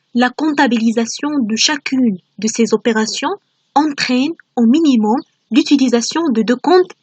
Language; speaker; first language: French; non-native, local second language; Arabic